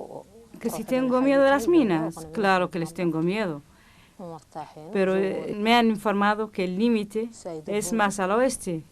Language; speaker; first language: Spanish; non-native, local second language; Arabic